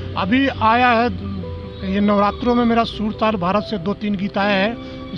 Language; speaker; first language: Hindi; non-native, local second language; Bhojpuri